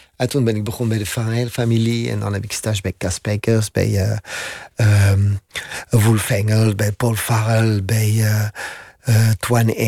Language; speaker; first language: Dutch; non-native, learner; French